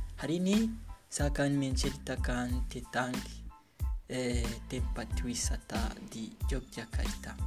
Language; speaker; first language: Indonesian; non-native, learner; Kinyarwanda